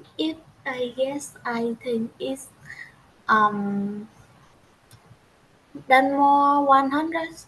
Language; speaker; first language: English; non-native, learner; Vietnamese